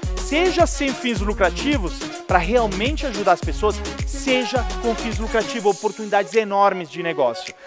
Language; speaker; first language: Portuguese; non-native, fluent; Italian